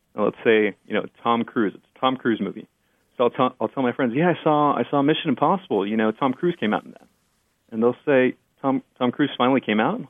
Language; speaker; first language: English; early bilingual, other home language; Spanish